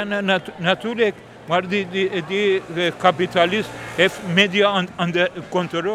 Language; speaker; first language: Dutch; non-native, learner; Persian